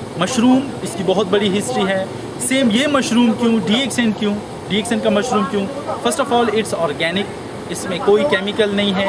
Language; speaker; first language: Urdu; non-native, local second language; Pashto